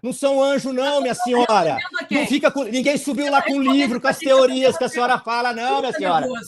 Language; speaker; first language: Portuguese; native; Portuguese